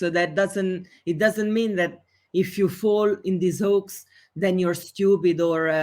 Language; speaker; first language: English; non-native, fluent; Italian